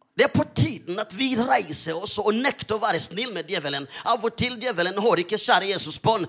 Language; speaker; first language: Norwegian; non-native, fluent; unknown